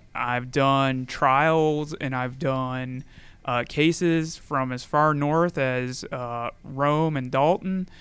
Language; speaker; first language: English; native; English